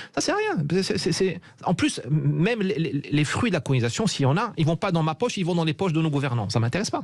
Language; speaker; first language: French; non-native, local second language; Arabic